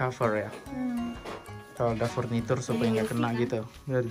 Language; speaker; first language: Indonesian; native; Indonesian